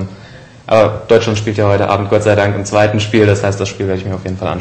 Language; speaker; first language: German; native; German